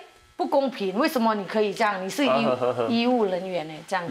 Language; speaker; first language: Chinese; non-native, fluent; Thai